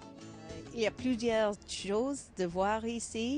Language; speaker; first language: French; non-native, fluent; English